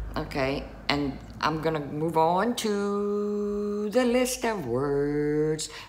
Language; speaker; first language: English; native; English